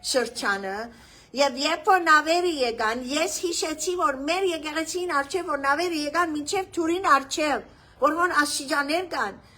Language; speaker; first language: Armenian; early bilingual, heritage; Armenian